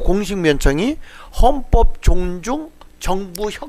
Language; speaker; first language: Korean; native; Korean